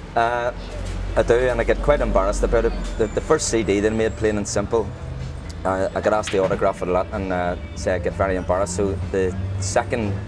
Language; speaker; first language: English; native; English